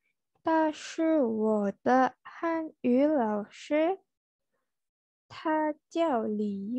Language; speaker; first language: Chinese; non-native, fluent; Indonesian